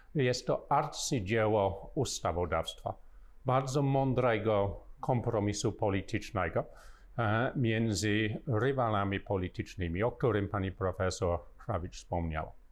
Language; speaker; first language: Polish; non-native, fluent; English